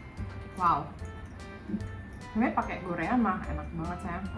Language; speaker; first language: Indonesian; native; Indonesian